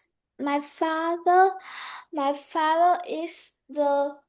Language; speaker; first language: English; non-native, learner; Vietnamese